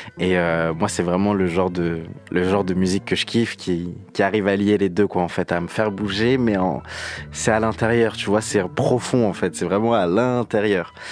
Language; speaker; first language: French; native; French